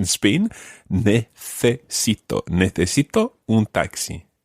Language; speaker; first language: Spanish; non-native, fluent; English